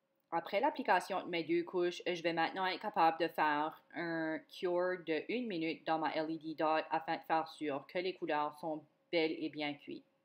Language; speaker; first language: French; native; French